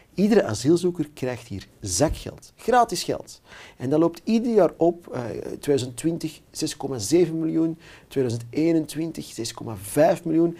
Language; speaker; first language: Dutch; native; Dutch